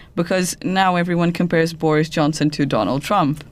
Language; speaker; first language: English; non-native, fluent; Portuguese